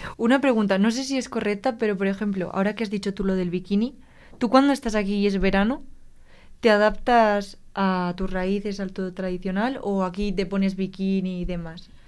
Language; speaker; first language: Spanish; native; Spanish